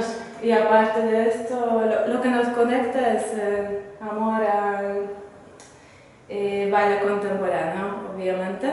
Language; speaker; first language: Spanish; non-native, fluent; Hungarian